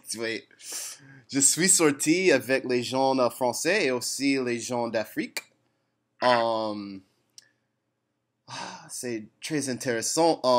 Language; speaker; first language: French; non-native, learner; English